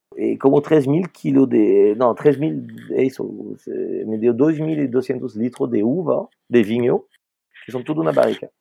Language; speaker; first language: Portuguese; non-native, fluent; French